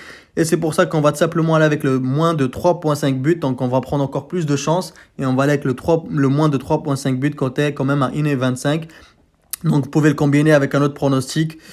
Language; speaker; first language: French; native; French